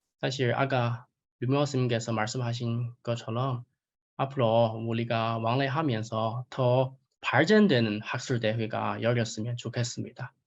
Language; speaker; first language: Korean; non-native, fluent; Chinese